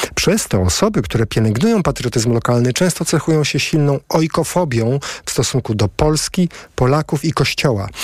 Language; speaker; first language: Polish; native; Polish